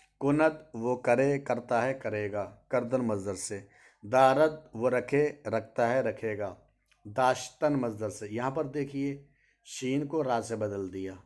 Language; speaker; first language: Urdu; native; Urdu